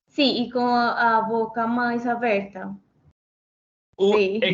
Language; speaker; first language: Portuguese; non-native, learner; Spanish